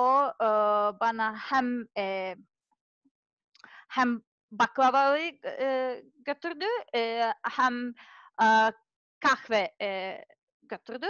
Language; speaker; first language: Turkish; non-native, learner; Serbian